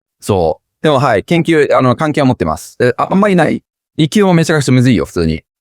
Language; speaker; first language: Japanese; non-native, fluent; English